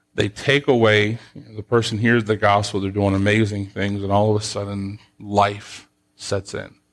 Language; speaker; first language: English; native; English